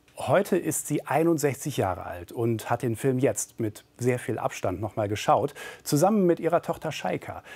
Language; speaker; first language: German; native; German